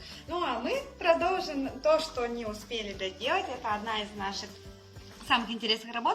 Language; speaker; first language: Russian; native; Russian